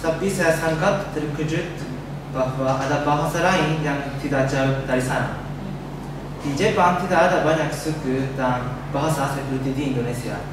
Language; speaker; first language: Indonesian; non-native, learner; Japanese